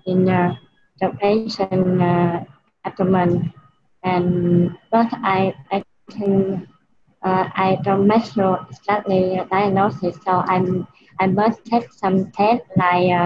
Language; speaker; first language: English; non-native, learner; Vietnamese